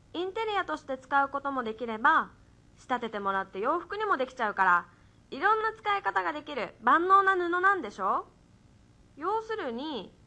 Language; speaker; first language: Japanese; native; Japanese